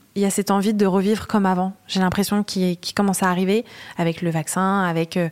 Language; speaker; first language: French; native; French